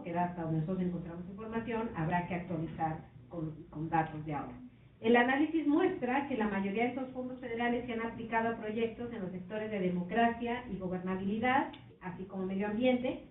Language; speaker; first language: Spanish; native; Spanish